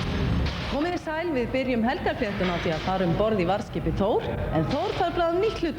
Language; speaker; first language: Icelandic; native; Icelandic